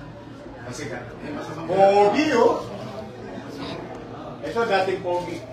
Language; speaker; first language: Filipino; native; Filipino